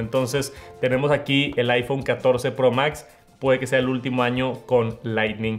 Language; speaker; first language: Spanish; native; Spanish